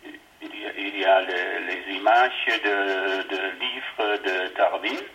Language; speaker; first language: French; non-native, learner; Dutch